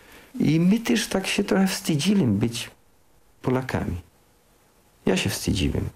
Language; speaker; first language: Polish; early bilingual, heritage; Polish